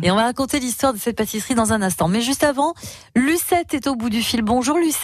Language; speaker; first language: French; native; French